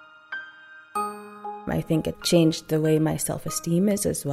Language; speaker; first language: English; native; English